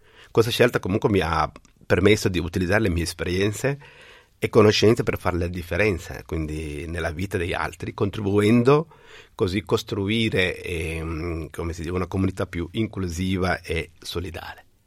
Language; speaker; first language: Italian; non-native, fluent; Somali